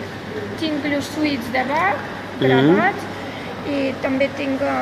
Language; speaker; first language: Catalan; non-native, fluent; Russian